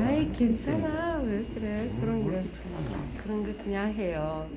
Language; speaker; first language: Korean; non-native, learner; Kazakh